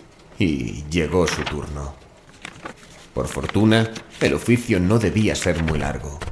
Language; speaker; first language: Spanish; native; Spanish